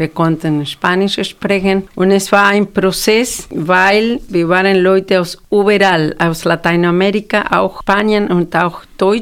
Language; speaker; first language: German; non-native, fluent; Spanish